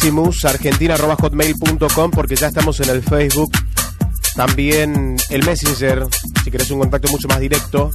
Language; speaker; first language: Spanish; native; Spanish